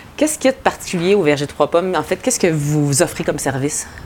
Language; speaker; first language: French; native; French